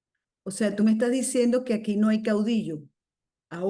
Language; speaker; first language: Spanish; native; Spanish